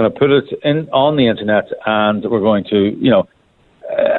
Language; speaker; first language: English; native; English